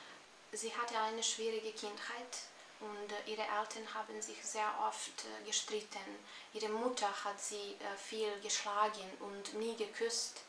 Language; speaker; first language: German; non-native, fluent; Serbian